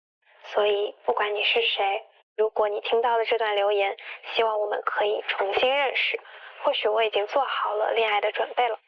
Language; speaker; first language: Chinese; native; Chinese